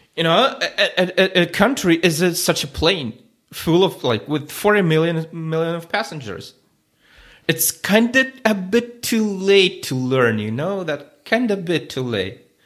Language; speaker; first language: English; non-native, fluent; Russian